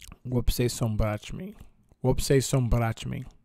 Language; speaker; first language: Polish; non-native, learner; English